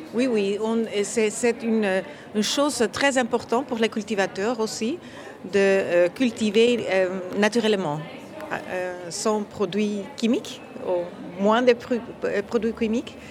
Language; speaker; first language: French; non-native, fluent; Dutch